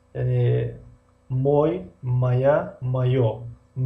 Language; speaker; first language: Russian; non-native, fluent; Tajik